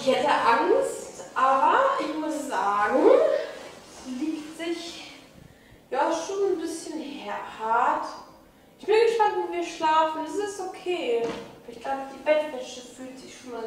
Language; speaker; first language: German; native; German